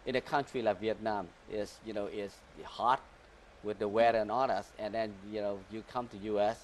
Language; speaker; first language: English; early bilingual, other home language; Vietnamese